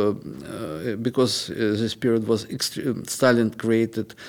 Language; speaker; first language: English; non-native, fluent; Russian